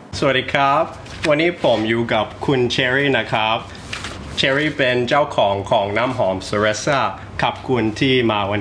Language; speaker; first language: Thai; early bilingual, heritage; Thai